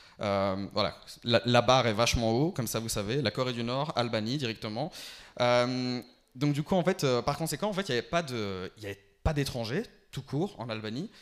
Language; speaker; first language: French; early bilingual, other home language; Albanian